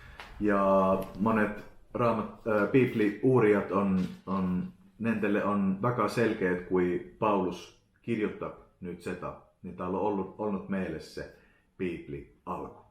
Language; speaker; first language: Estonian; non-native, learner; Finnish